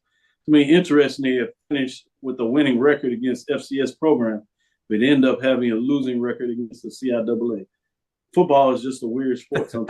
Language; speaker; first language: English; native; English